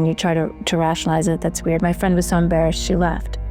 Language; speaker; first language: English; native; English